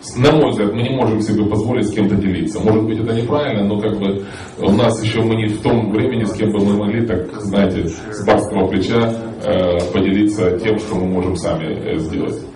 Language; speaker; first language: Russian; native; Russian